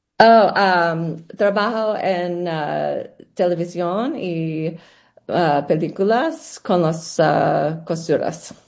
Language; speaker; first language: Spanish; non-native, learner; English